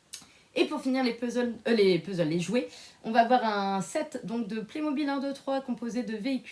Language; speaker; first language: French; native; French